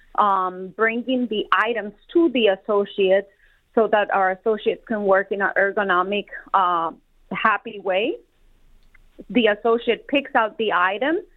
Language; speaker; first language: English; non-native, fluent; Spanish